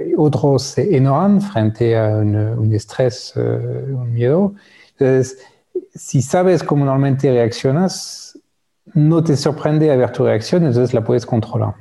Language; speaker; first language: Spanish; non-native, fluent; French